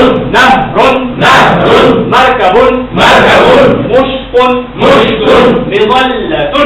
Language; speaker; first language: Arabic; non-native, fluent; Bangla